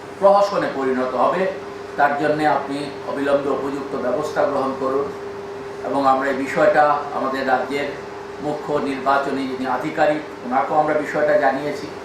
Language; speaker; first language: Bangla; native; Bangla